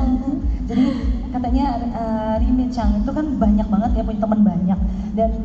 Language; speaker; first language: Indonesian; native; Indonesian